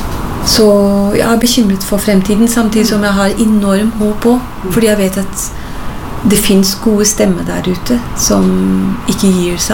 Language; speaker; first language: Norwegian; non-native, fluent; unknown